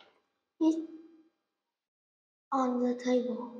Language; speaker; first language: English; non-native, learner; Vietnamese